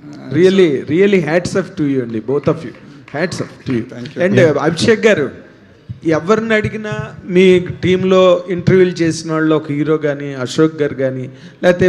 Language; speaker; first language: Telugu; native; Telugu